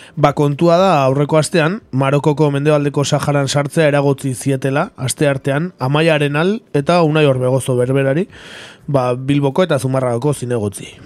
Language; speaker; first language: Basque; native; Basque